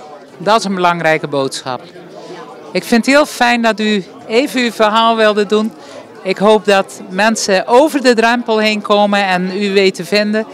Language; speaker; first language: Dutch; native; Dutch